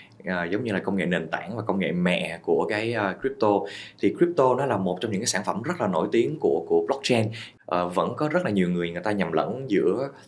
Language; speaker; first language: Vietnamese; native; Vietnamese